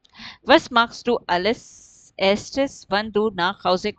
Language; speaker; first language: German; non-native, fluent; Urdu